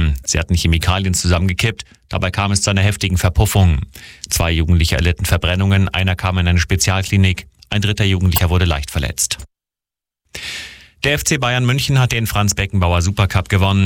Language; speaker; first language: German; native; German